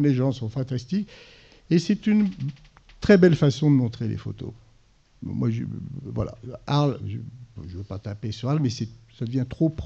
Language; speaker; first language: French; native; French